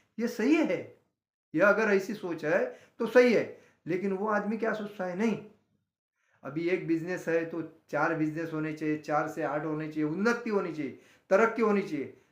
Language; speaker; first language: Hindi; non-native, local second language; Marathi